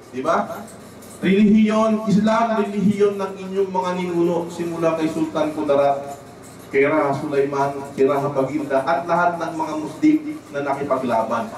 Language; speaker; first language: Filipino; non-native, local second language; Waray